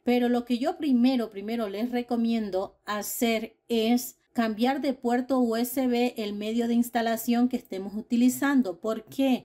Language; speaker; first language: Spanish; native; Spanish